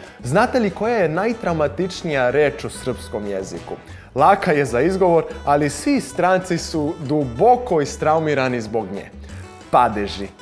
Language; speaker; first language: Serbian; non-native, fluent; Portuguese